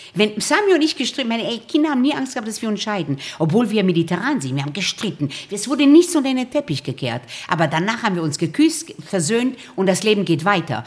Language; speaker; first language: German; early bilingual, other home language; Romanian